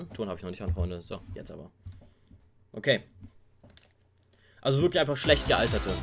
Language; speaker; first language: German; native; German